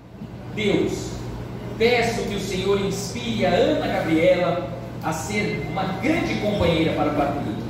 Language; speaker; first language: Portuguese; native; Portuguese